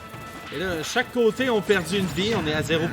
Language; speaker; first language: French; native; French